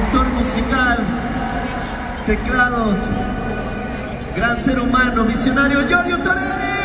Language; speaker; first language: Spanish; native; Spanish